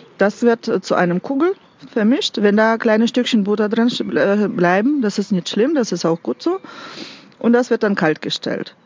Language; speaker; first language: German; non-native, fluent; Russian